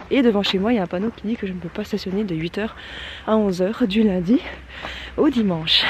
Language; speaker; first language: French; native; French